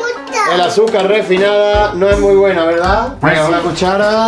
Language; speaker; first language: Spanish; native; Spanish